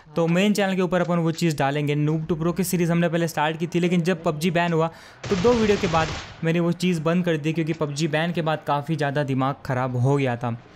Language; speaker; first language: Hindi; native; Hindi